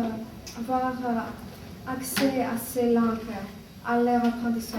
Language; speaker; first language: French; non-native, learner; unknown